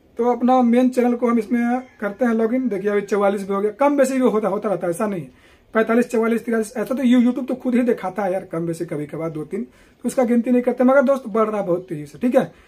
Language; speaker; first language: Hindi; native; Hindi